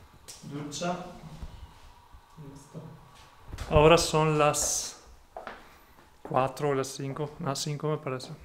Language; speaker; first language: Spanish; non-native, fluent; Portuguese